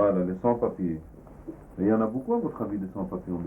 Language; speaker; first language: French; native; French